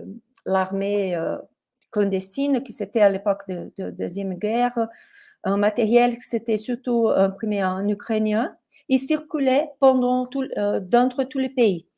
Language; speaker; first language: French; non-native, fluent; Portuguese